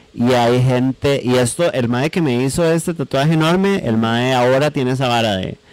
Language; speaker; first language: Spanish; native; Spanish